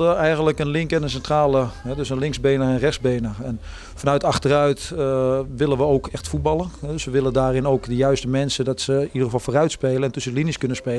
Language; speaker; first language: Dutch; native; Dutch